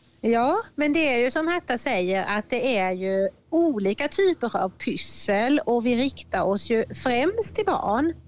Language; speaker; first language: Swedish; native; Swedish